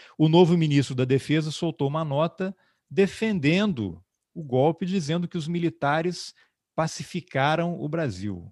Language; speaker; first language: Portuguese; native; Portuguese